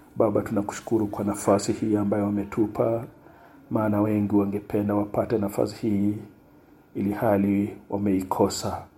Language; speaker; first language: Swahili; non-native, local second language; Luyia